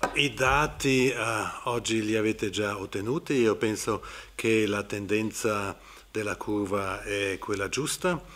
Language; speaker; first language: Italian; non-native, local second language; German